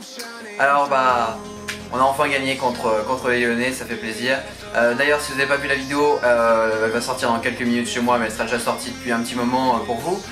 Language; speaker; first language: French; native; French